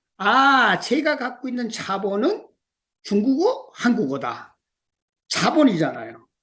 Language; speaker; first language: Korean; native; Korean